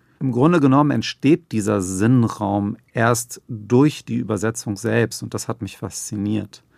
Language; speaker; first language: German; native; German